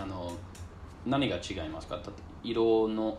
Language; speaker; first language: Japanese; non-native, learner; English